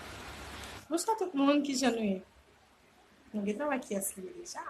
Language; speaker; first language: French; non-native, learner; Haitian Creole